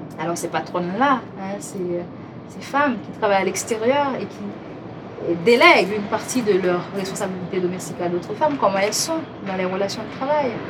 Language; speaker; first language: French; non-native, local second language; Haitian Creole